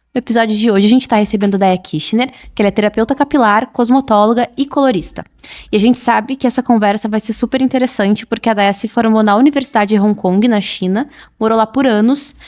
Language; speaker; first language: Portuguese; native; Portuguese